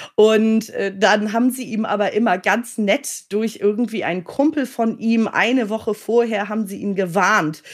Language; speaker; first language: German; native; German